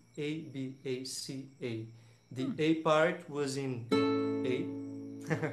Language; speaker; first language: English; non-native, fluent; Portuguese